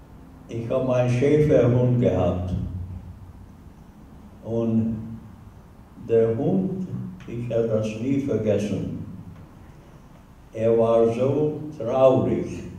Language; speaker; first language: German; non-native, learner; Hungarian